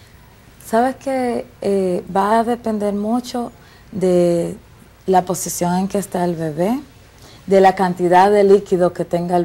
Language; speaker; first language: Spanish; native; Spanish